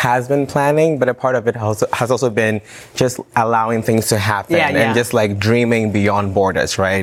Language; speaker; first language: English; non-native, local second language; Akan